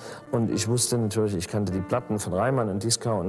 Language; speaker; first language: German; native; German